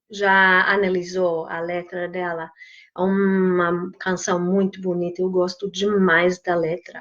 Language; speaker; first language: Portuguese; non-native, fluent; English